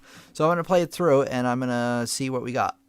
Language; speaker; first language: English; native; English